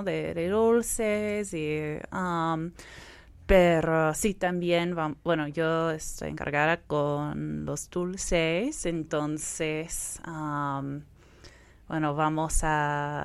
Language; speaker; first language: Spanish; non-native, fluent; English